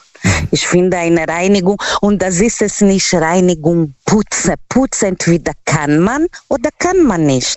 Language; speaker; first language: German; non-native, fluent; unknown